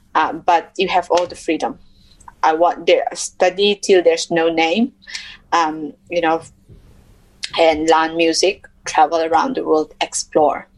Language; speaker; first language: English; non-native, local second language; Mizo